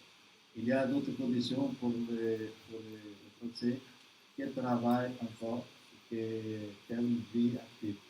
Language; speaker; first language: French; non-native, learner; Portuguese